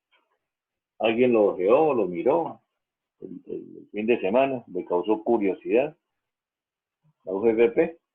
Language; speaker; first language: Spanish; native; Spanish